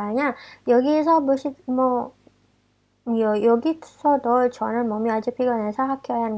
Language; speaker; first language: Korean; non-native, fluent; Indonesian